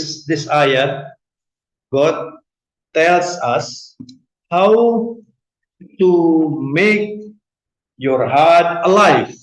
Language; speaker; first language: English; non-native, fluent; Indonesian